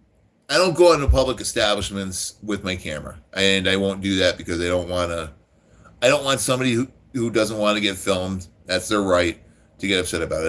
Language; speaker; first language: English; native; English